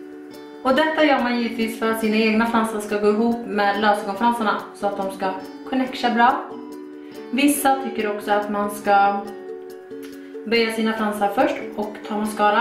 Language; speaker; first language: Swedish; native; Swedish